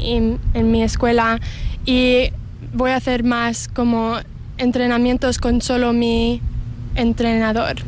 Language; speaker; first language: Spanish; early bilingual, heritage; English